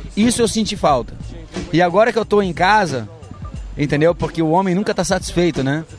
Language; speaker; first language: Portuguese; native; Portuguese